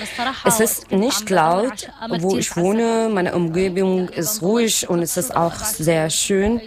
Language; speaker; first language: German; non-native, learner; Arabic